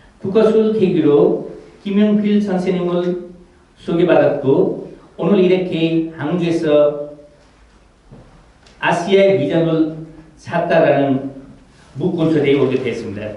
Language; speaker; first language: Korean; non-native, fluent; Nepali